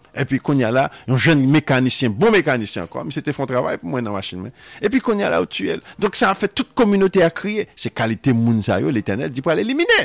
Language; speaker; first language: French; non-native, local second language; Haitian Creole